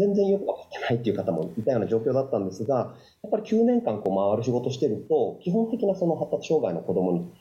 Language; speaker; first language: Japanese; native; Japanese